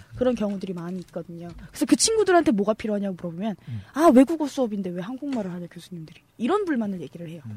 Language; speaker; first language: Korean; non-native, fluent; Turkish